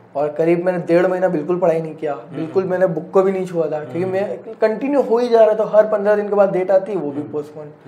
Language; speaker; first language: Hindi; non-native, local second language; Gujarati